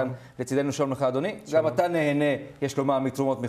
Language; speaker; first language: Hebrew; native; Hebrew